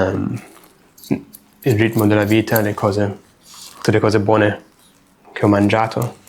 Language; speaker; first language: Italian; non-native, fluent; English